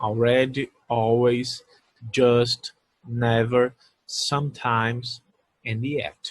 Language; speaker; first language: English; non-native, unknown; Portuguese